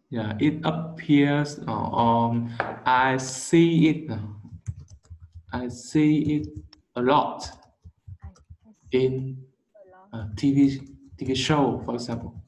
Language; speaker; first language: English; non-native, learner; Vietnamese